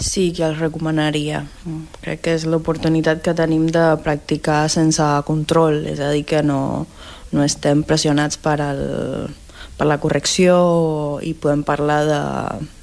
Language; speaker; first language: Catalan; non-native, fluent; Spanish